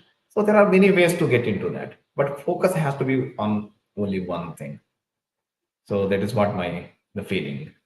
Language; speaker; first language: English; non-native, local second language; Tulu